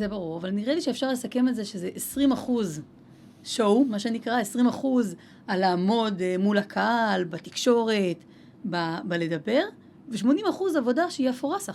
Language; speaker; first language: Hebrew; native; Hebrew